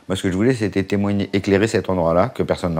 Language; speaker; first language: French; native; French